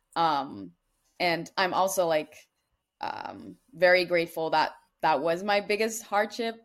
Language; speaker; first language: English; non-native, fluent; Dutch